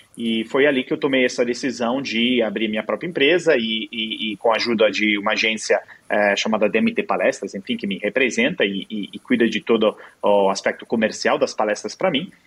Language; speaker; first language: Portuguese; non-native, fluent; Italian